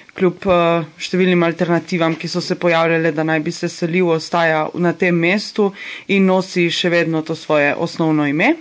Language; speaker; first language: Slovenian; native; Slovenian